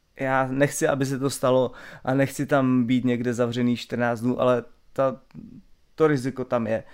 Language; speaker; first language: Czech; native; Czech